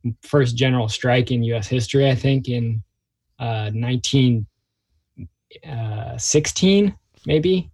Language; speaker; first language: English; native; English